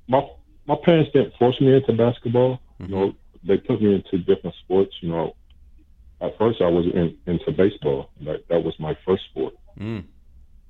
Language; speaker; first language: English; native; English